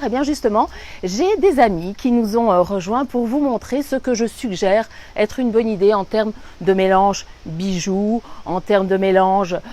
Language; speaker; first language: French; native; French